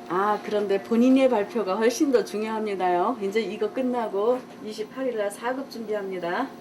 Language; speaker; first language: Korean; native; Korean